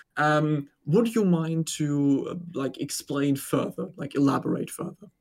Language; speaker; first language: English; non-native, fluent; German